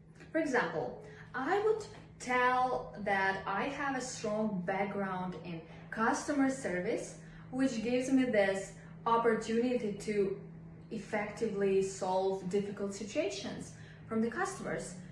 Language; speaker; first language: English; non-native, fluent; Ukrainian